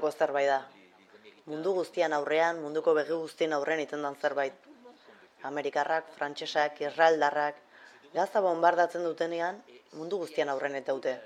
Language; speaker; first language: Basque; native; Basque